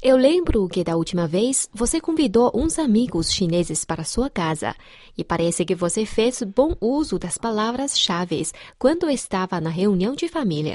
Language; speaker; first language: Portuguese; non-native, fluent; Chinese